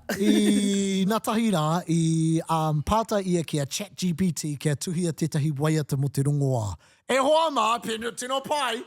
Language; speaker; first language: Māori; non-native, local second language; English